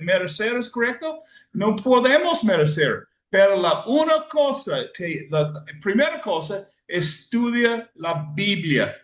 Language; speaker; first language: Spanish; non-native, learner; English